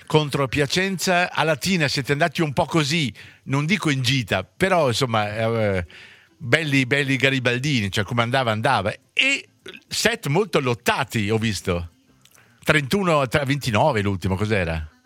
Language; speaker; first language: Italian; native; Italian